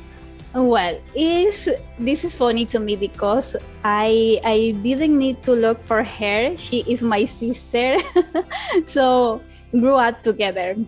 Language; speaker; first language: English; non-native, learner; Spanish